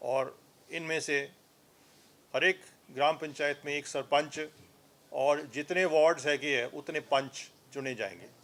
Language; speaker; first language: Hindi; non-native, local second language; Punjabi